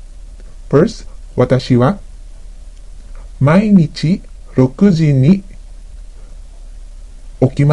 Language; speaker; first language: Japanese; non-native, fluent; Filipino